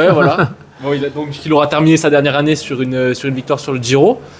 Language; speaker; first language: French; native; French